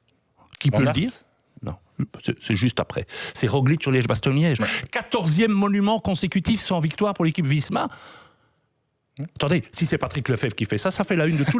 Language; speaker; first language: French; native; French